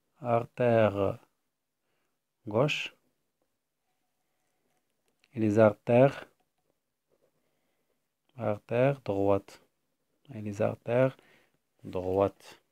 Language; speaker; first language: French; non-native, fluent; Arabic